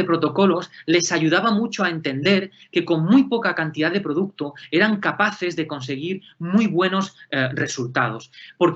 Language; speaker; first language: Spanish; native; Spanish